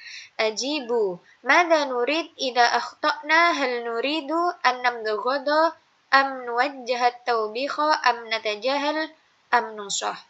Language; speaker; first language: Arabic; non-native, learner; Indonesian